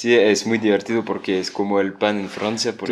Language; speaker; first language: Spanish; non-native, fluent; French